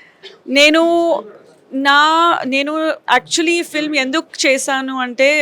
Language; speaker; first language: Telugu; non-native, local second language; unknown